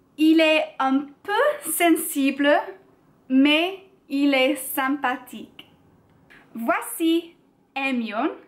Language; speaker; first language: French; non-native, learner; English